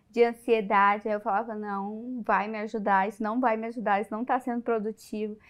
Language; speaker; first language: Portuguese; native; Portuguese